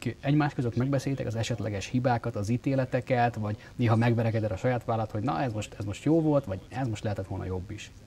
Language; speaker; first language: Hungarian; native; Hungarian